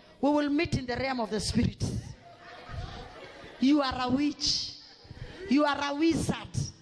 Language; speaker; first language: English; non-native, local second language; Swahili